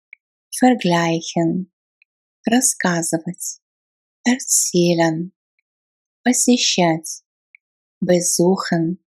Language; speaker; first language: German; non-native, fluent; Russian